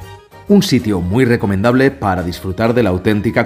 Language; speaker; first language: Spanish; native; Spanish